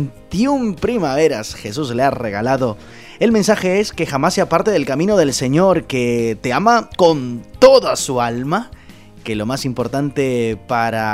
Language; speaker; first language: Spanish; native; Spanish